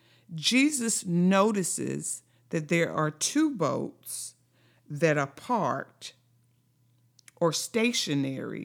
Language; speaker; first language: English; native; English